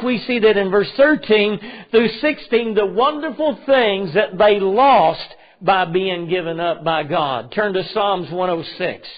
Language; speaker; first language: English; native; English